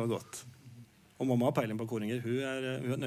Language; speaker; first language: Norwegian; native; Norwegian